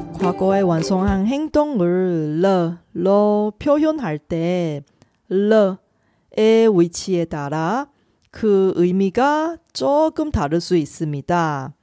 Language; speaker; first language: Korean; non-native, local second language; Chinese